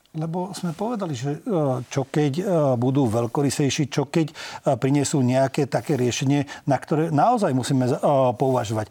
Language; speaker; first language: Slovak; non-native, local second language; Hungarian